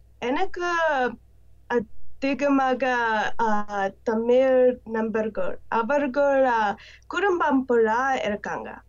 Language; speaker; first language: Tamil; non-native, learner; English